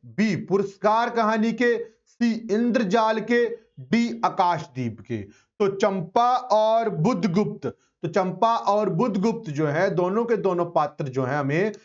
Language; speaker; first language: Hindi; non-native, local second language; Punjabi